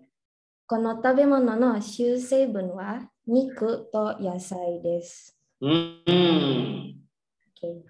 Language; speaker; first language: Japanese; non-native, learner; Indonesian